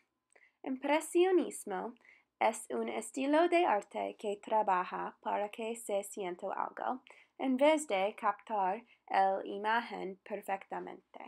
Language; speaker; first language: Spanish; non-native, learner; English